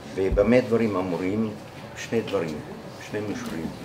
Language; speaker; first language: Hebrew; native; Hebrew